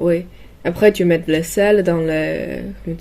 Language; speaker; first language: French; non-native, learner; Chinese